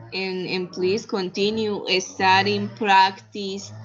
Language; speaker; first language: English; non-native, fluent; Spanish